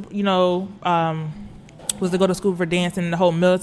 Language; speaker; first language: English; native; English